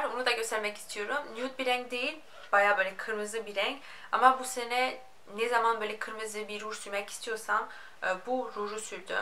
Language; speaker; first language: Turkish; non-native, fluent; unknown